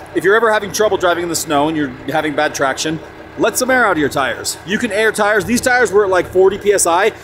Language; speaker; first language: English; native; English